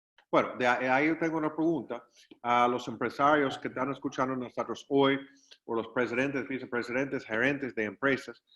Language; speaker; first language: Spanish; non-native, fluent; English